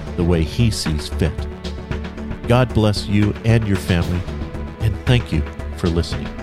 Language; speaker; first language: English; native; English